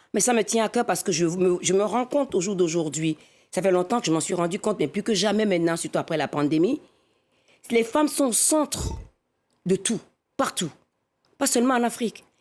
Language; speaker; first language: French; non-native, local second language; Fon